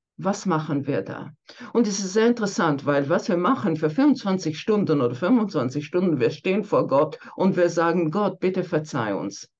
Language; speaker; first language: German; non-native, fluent; Hebrew